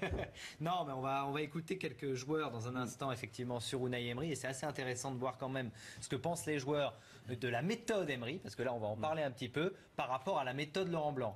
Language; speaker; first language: French; native; French